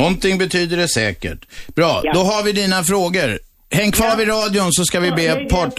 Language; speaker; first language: Swedish; native; Swedish